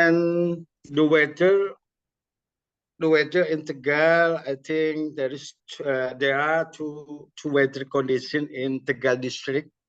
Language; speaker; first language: English; non-native, learner; Indonesian